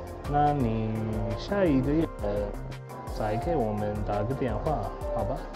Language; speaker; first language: Chinese; non-native, learner; English